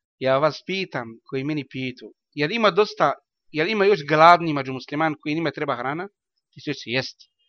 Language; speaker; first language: Bosnian; non-native, learner; Arabic